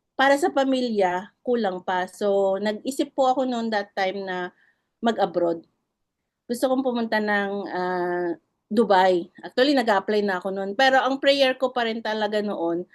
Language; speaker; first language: Filipino; non-native, local second language; Iloko